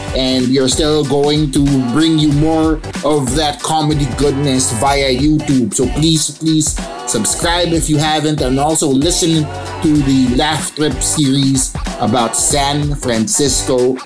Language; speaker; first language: English; non-native, local second language; Filipino